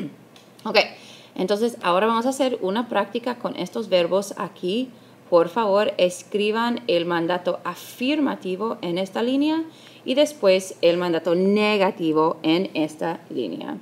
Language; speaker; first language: Spanish; non-native, fluent; English